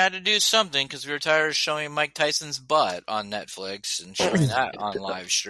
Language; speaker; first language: English; native; English